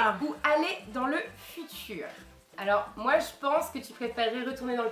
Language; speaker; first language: French; native; French